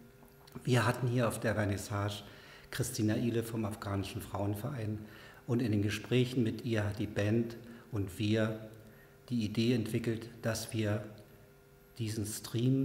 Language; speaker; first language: German; native; German